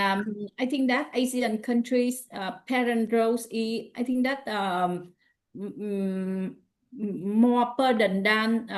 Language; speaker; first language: English; non-native, learner; Vietnamese